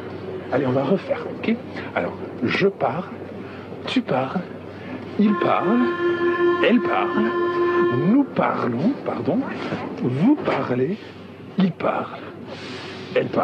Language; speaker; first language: French; non-native, fluent; English